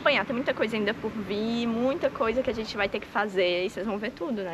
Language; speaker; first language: Portuguese; native; Portuguese